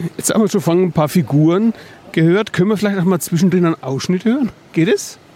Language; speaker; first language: German; native; German